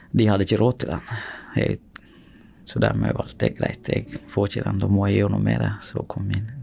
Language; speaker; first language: Norwegian; early bilingual, other home language; Sinhala